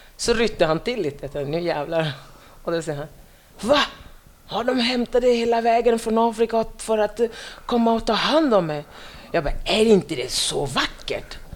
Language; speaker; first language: Swedish; non-native, fluent; French